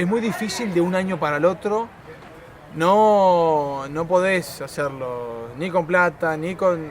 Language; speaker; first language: Spanish; native; Spanish